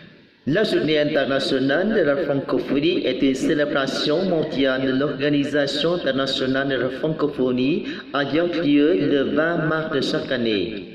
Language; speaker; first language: French; non-native, learner; Vietnamese